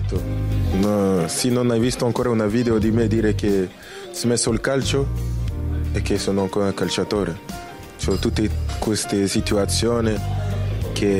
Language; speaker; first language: Italian; non-native, fluent; French